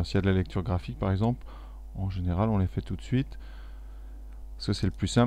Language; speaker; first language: French; native; French